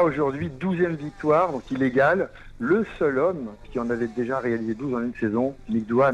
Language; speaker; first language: French; native; French